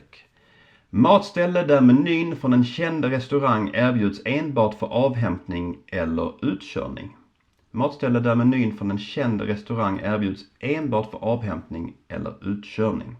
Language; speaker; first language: Swedish; native; Swedish